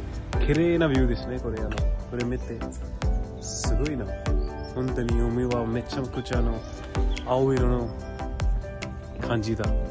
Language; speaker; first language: Japanese; non-native, learner; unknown